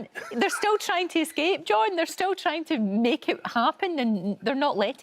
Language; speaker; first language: English; native; English